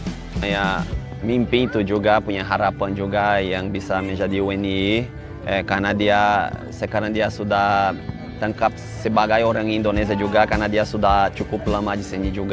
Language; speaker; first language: Indonesian; non-native, fluent; Portuguese